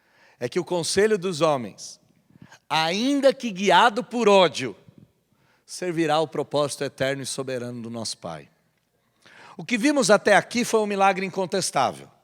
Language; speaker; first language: Portuguese; native; Portuguese